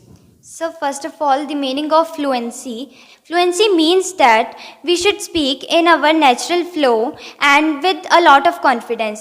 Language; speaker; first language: English; non-native, fluent; Hindi